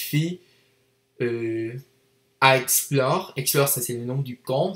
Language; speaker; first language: French; non-native, learner; English